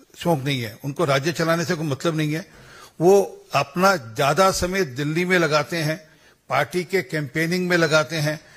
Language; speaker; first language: Hindi; non-native, local second language; Punjabi